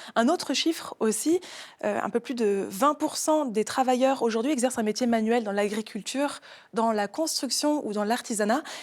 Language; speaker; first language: French; native; French